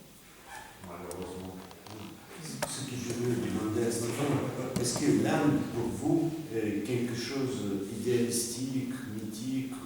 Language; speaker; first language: French; non-native, learner; Russian